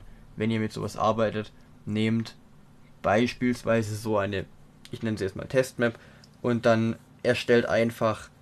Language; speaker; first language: German; native; German